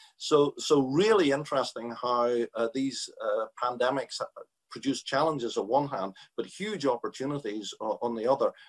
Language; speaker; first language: English; native; English